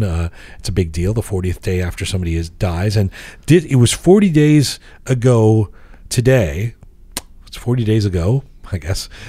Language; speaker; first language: English; native; English